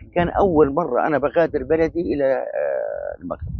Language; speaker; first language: Arabic; native; Arabic